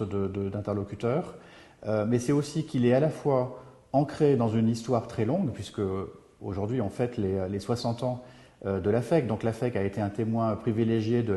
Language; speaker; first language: French; native; French